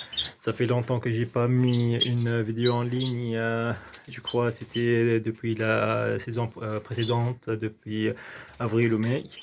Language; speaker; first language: French; non-native, local second language; Arabic